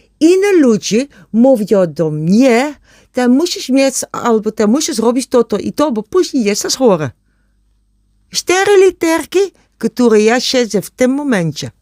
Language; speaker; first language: Polish; non-native, learner; German